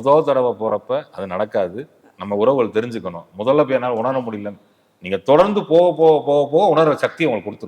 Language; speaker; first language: Tamil; native; Tamil